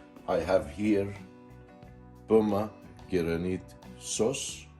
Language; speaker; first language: English; non-native, learner; Arabic